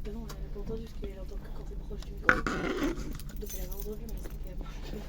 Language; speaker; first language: French; native; French